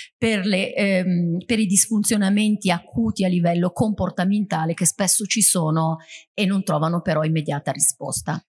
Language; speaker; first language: Italian; native; Italian